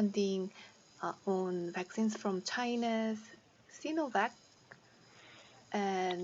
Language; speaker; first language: English; non-native, learner; Korean